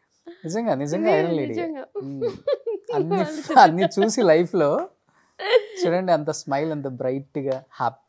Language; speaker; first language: Telugu; native; Telugu